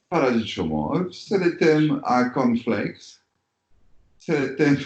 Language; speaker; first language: Hungarian; non-native, learner; French